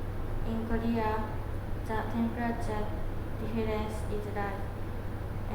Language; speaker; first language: English; non-native, learner; Japanese